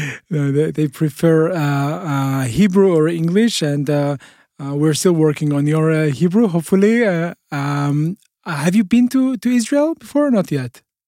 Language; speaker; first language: English; non-native, fluent; Hebrew